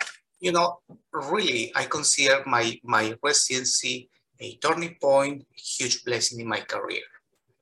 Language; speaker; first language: English; non-native, fluent; Spanish